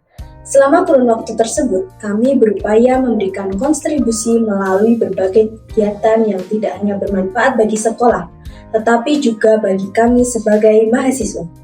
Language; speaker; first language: Indonesian; native; Indonesian